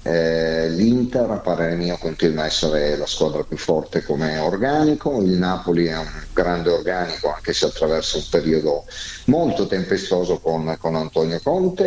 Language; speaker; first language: Italian; native; Italian